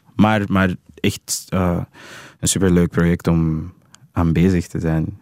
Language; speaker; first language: Dutch; early bilingual, other home language; English